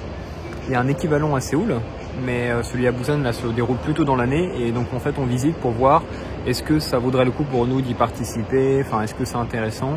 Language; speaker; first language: French; native; French